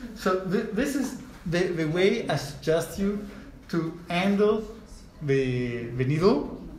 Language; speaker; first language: English; non-native, fluent; Italian